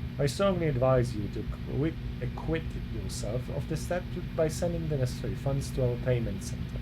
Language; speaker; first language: English; non-native, fluent; Slovak